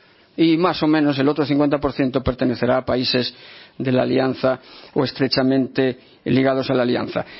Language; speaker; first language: Spanish; native; Spanish